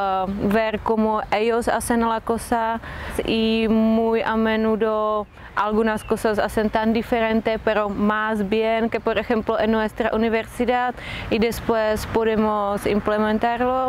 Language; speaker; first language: Spanish; non-native, fluent; Czech